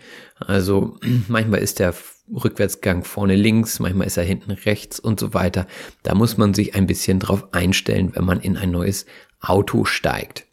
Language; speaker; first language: German; native; German